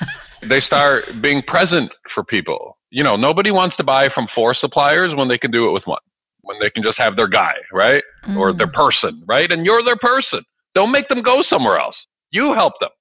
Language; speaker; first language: English; early bilingual, other home language; Russian